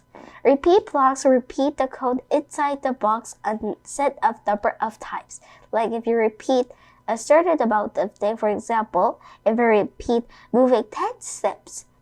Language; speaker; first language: English; non-native, fluent; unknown